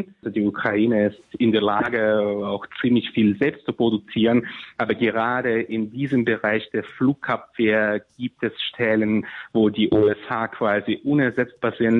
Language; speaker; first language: German; non-native, fluent; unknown